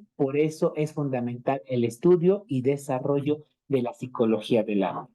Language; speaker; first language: Spanish; native; Spanish